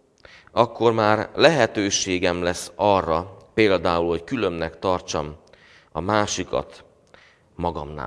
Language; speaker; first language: Hungarian; native; Hungarian